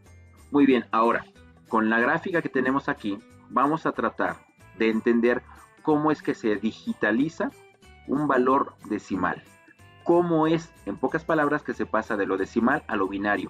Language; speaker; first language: Spanish; native; Spanish